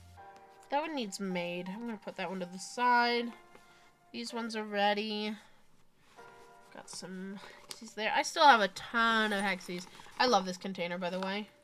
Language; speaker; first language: English; native; English